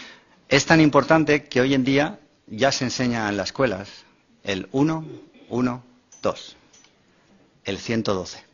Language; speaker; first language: Spanish; native; Spanish